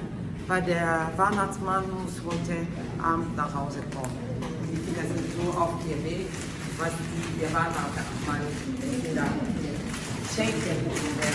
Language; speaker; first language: German; non-native, fluent; Lingala